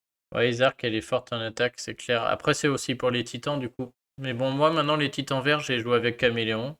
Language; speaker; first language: French; native; French